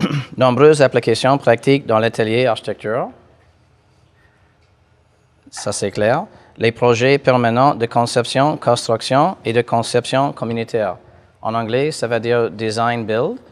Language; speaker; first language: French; non-native, fluent; English